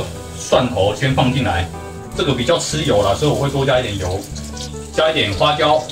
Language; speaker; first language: Chinese; native; Chinese